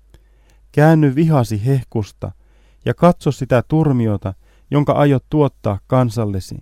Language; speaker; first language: Finnish; native; Finnish